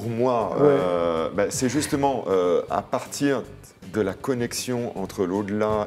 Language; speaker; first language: French; native; French